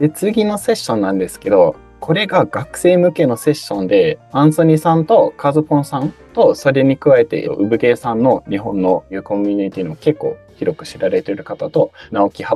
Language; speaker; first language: Japanese; native; Japanese